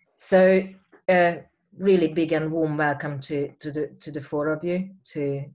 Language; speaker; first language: English; non-native, fluent; Hungarian